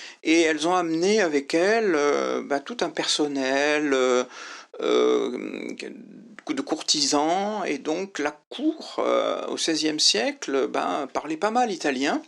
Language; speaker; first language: French; native; French